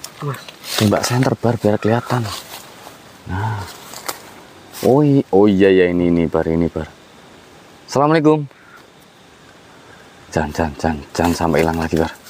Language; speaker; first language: Indonesian; native; Indonesian